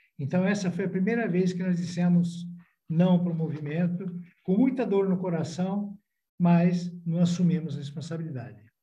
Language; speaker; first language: Portuguese; non-native, fluent; Italian